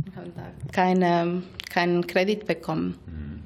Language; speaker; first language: German; non-native, fluent; Spanish